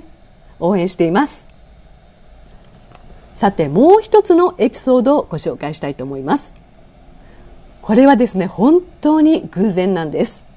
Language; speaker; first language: Japanese; native; Japanese